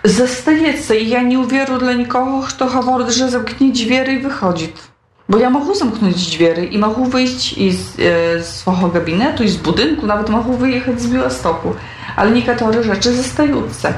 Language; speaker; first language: Polish; non-native, local second language; Belarusian